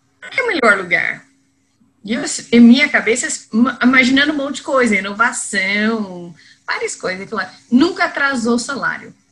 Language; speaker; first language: Portuguese; non-native, fluent; English